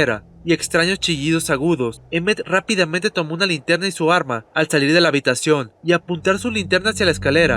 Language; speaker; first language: Spanish; native; Spanish